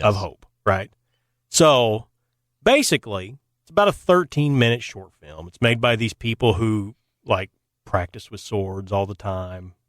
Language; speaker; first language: English; native; English